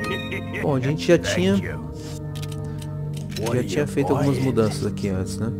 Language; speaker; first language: Portuguese; native; Portuguese